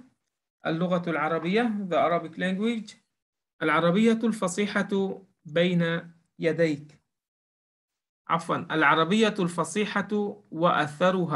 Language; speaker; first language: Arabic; non-native, fluent; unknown